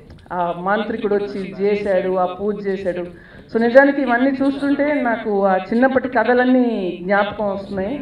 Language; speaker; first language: Telugu; native; Telugu